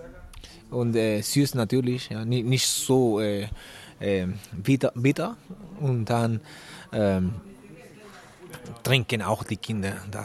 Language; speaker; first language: German; non-native, learner; Spanish